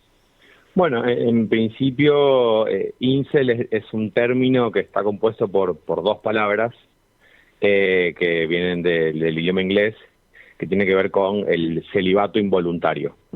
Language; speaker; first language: Spanish; native; Spanish